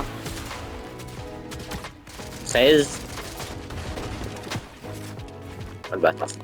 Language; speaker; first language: French; native; French